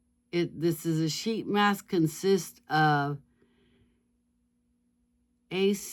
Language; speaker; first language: English; native; English